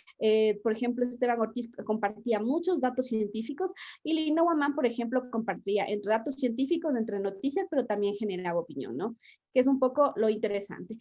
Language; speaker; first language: Spanish; native; Spanish